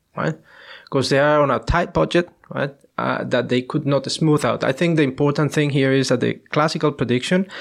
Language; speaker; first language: English; non-native, fluent; Spanish